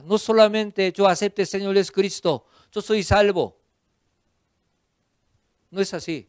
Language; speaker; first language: Spanish; non-native, fluent; Korean